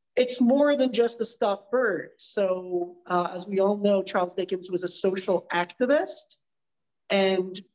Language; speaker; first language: English; native; English